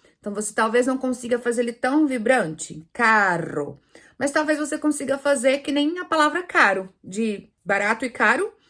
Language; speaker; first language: Portuguese; native; Portuguese